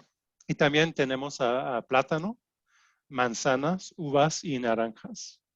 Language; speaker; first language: Spanish; non-native, fluent; French